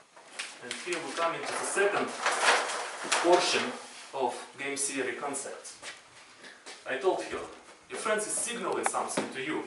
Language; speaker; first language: English; non-native, fluent; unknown